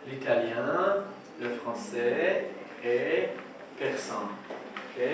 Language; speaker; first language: French; non-native, fluent; Persian